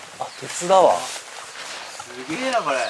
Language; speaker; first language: Japanese; native; Japanese